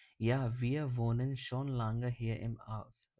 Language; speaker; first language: German; non-native, fluent; English